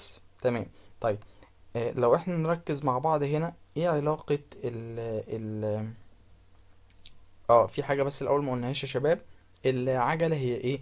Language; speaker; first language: Arabic; native; Arabic